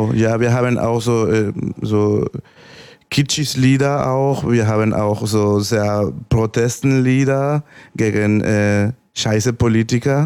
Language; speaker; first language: German; non-native, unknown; Spanish